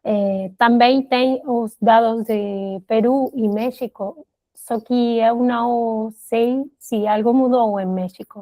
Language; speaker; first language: Portuguese; non-native, fluent; Spanish